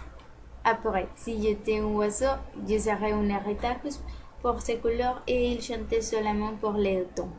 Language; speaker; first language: French; non-native, learner; Spanish